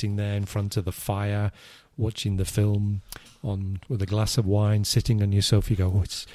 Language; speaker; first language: English; native; English